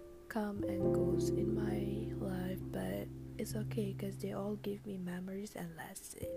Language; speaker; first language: English; non-native, local second language; Malay